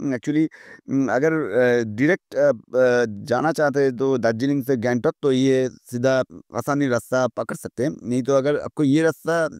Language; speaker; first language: Hindi; non-native, local second language; Bangla